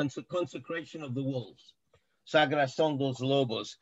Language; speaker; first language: English; native; English